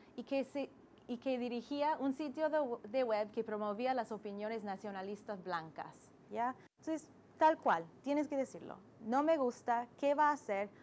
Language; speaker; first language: Spanish; non-native, fluent; English